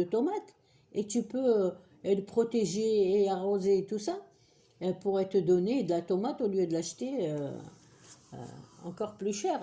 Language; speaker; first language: French; non-native, local second language; Kabyle